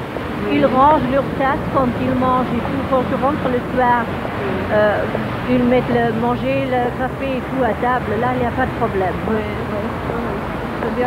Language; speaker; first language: French; non-native, local second language; Luxembourgish